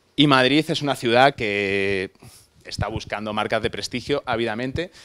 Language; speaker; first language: Spanish; native; Spanish